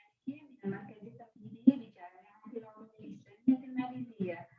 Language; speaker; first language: Arabic; non-native, fluent; Malay